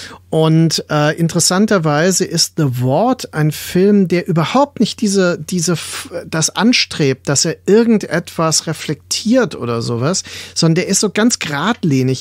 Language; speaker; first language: German; native; German